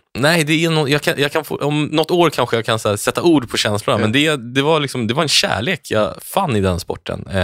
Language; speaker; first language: Swedish; native; Swedish